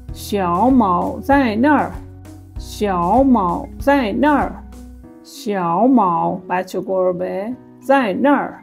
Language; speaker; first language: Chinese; non-native, fluent; Persian